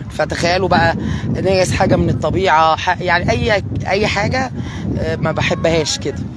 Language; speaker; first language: Arabic; native; Arabic